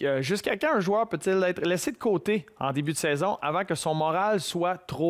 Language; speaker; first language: French; native; French